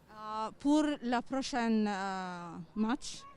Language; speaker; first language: French; non-native, learner; Arabic